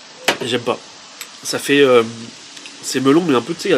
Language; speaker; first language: French; native; French